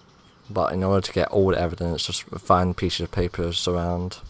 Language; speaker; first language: English; native; English